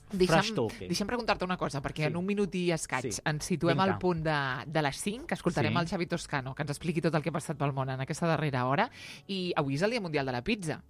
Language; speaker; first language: Catalan; native; Catalan